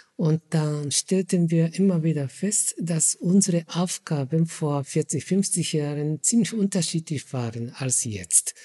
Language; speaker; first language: German; non-native, fluent; Japanese